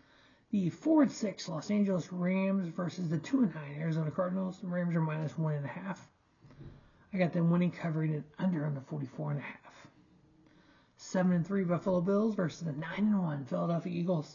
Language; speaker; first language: English; native; English